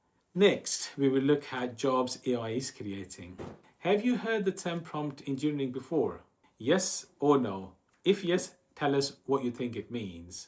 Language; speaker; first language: English; non-native, fluent; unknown